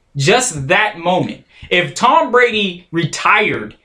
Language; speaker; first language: English; native; English